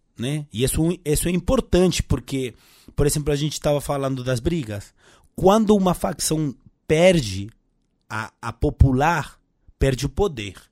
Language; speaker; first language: Portuguese; non-native, fluent; Spanish